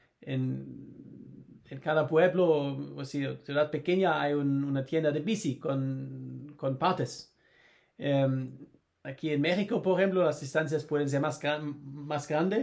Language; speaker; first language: Spanish; non-native, learner; German